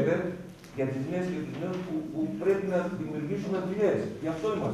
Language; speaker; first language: Greek; native; Greek